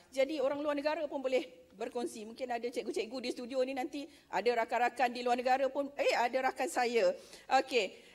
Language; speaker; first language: Malay; native; Malay